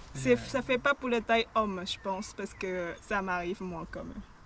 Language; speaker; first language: French; non-native, learner; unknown